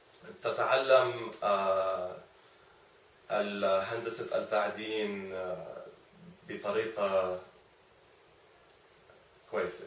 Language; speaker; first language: Arabic; early bilingual, other home language; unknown